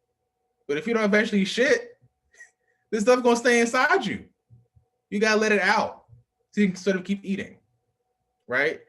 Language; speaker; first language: English; native; English